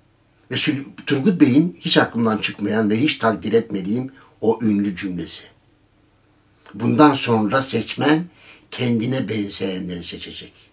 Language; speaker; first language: Turkish; native; Turkish